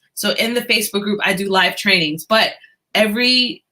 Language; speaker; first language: English; native; English